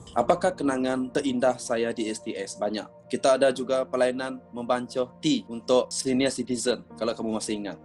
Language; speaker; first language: Malay; non-native, local second language; Iban